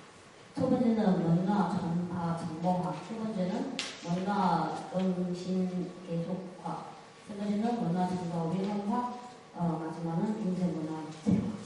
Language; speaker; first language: Korean; non-native, fluent; Chinese